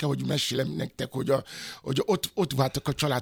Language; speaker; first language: Hungarian; non-native, fluent; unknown